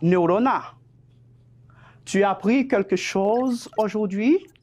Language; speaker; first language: French; non-native, fluent; Spanish